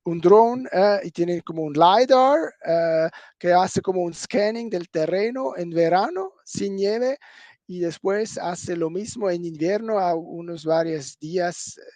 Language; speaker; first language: Spanish; non-native, fluent; German